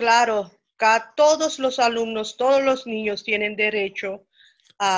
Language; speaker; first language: Spanish; non-native, fluent; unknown